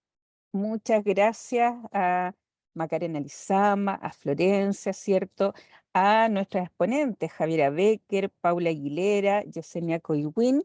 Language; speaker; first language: Spanish; native; Spanish